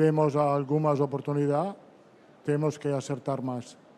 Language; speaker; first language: Portuguese; non-native, fluent; Italian